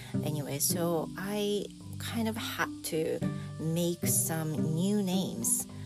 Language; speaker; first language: English; non-native, fluent; Japanese